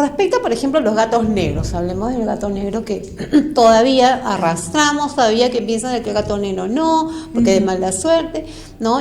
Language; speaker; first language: Spanish; native; Spanish